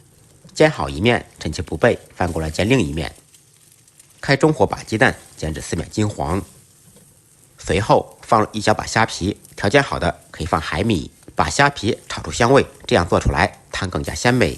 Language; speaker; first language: Chinese; native; Chinese